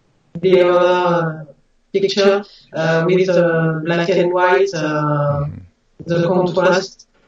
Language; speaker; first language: English; non-native, learner; French